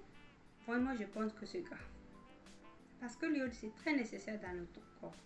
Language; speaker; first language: French; non-native, fluent; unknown